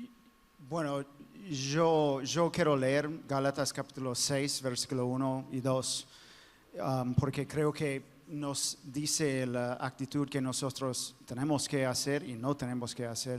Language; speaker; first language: Spanish; non-native, fluent; English